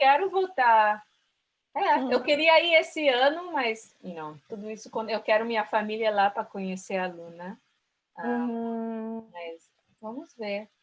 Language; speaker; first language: Portuguese; early bilingual, heritage; Portuguese